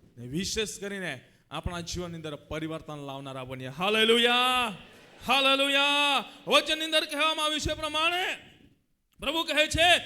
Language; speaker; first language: Gujarati; non-native, local second language; Gamit